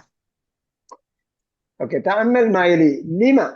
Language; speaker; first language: Arabic; non-native, learner; Malayalam